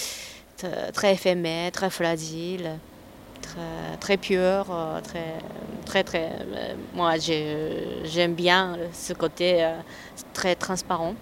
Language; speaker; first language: French; non-native, learner; Japanese